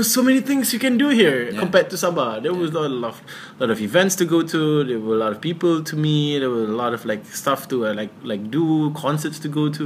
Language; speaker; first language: English; non-native, local second language; Malay